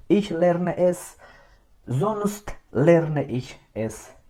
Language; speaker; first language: German; non-native, fluent; Macedonian